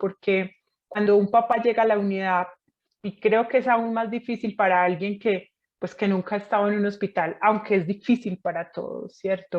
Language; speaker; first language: Spanish; native; Spanish